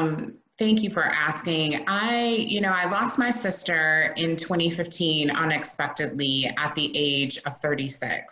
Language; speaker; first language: English; native; English